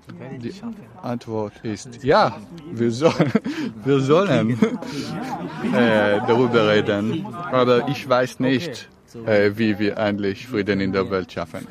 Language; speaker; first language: German; non-native, learner; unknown